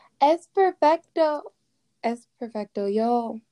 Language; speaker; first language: Spanish; non-native, learner; English